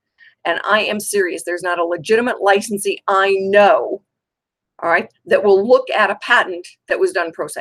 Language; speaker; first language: English; native; English